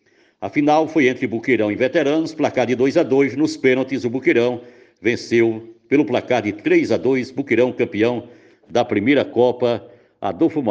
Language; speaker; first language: Portuguese; native; Portuguese